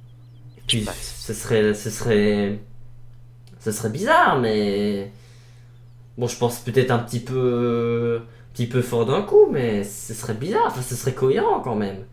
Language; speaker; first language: French; native; French